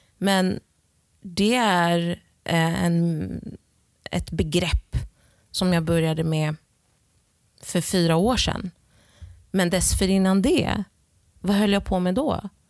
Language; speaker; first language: Swedish; early bilingual, other home language; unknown